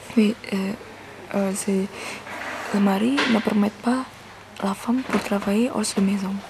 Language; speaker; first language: French; non-native, learner; Indonesian